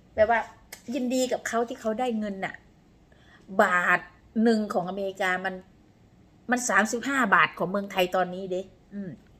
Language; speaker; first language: Thai; non-native, local second language; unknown